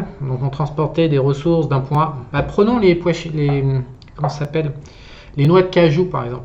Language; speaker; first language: French; native; French